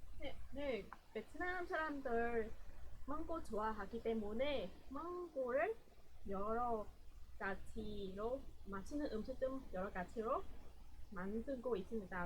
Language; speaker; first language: Korean; non-native, learner; Vietnamese